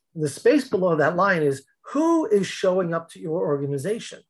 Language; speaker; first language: English; native; English